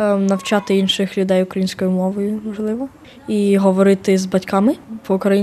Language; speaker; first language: Ukrainian; early bilingual, heritage; Ukrainian